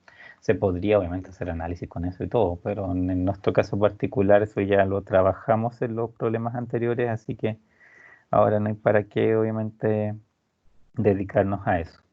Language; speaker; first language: Spanish; native; Spanish